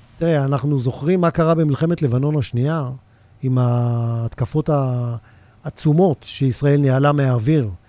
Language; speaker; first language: Hebrew; native; Hebrew